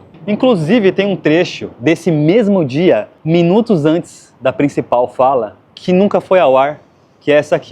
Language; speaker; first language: Portuguese; native; Portuguese